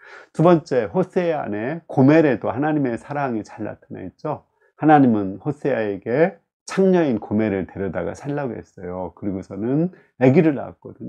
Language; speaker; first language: Korean; native; Korean